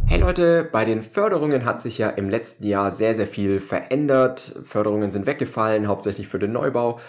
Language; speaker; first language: German; native; German